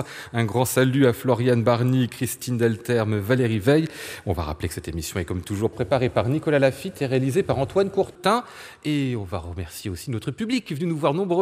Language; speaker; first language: French; native; French